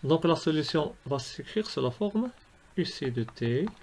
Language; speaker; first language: French; non-native, local second language; Arabic